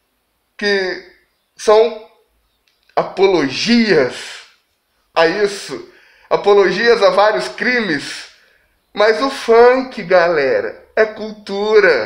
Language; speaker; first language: Portuguese; native; Portuguese